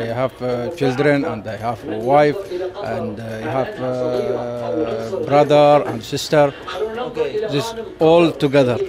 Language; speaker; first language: English; non-native, learner; Arabic